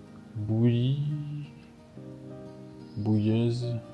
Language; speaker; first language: Japanese; non-native, learner; French